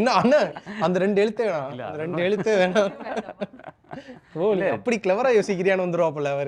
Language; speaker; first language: Tamil; native; Tamil